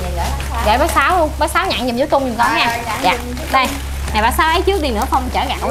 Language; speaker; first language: Vietnamese; native; Vietnamese